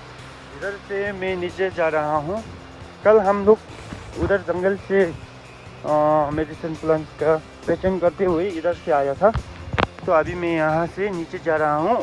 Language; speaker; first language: Hindi; non-native, local second language; Nepali